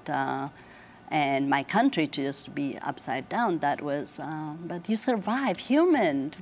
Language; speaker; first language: English; non-native, fluent; Amharic